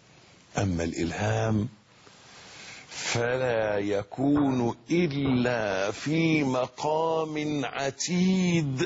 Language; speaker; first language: Arabic; native; Arabic